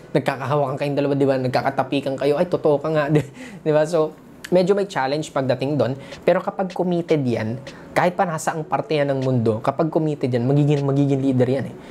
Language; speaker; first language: Filipino; native; Filipino